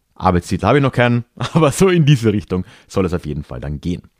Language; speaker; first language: German; native; German